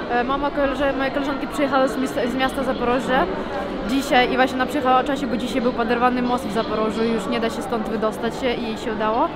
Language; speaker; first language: Polish; non-native, fluent; Ukrainian